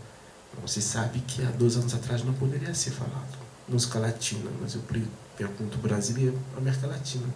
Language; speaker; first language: Portuguese; non-native, fluent; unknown